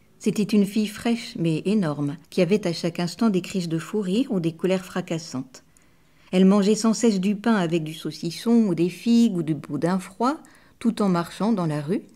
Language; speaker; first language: French; native; French